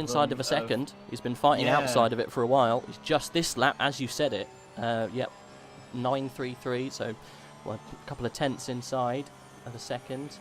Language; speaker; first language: English; native; English